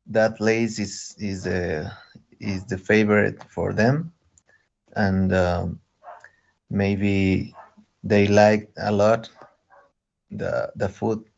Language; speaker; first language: English; non-native, learner; Spanish